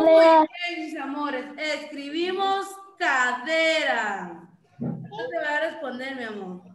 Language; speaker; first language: Spanish; native; Spanish